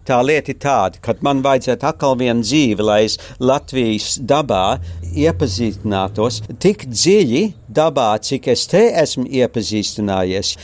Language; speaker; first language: Latvian; early bilingual, heritage; Latvian